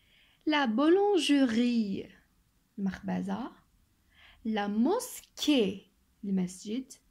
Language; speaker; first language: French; non-native, local second language; Arabic